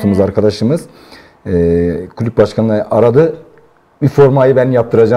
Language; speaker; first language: Turkish; native; Turkish